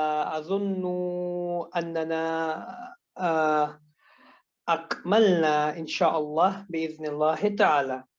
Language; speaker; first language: Arabic; non-native, fluent; Urdu